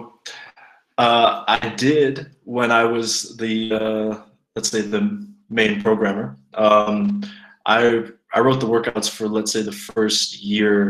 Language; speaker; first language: English; native; English